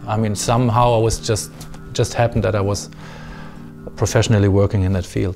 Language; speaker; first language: English; non-native, fluent; German